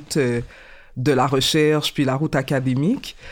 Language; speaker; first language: French; native; French